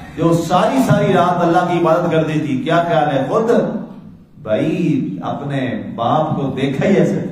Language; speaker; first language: Urdu; native; Urdu